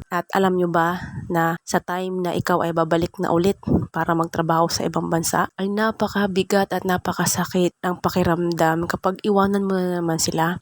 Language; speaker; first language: Filipino; non-native, local second language; Cebuano